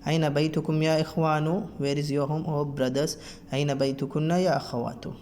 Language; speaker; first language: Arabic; non-native, fluent; Urdu